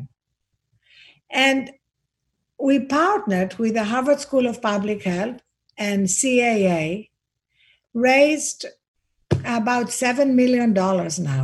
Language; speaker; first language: English; non-native, fluent; Greek